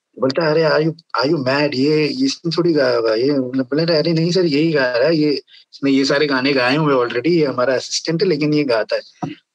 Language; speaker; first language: Hindi; native; Hindi